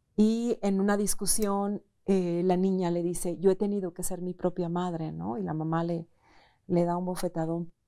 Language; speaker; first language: Spanish; native; Spanish